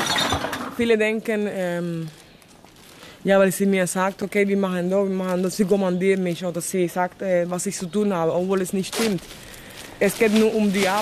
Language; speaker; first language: German; non-native, fluent; Spanish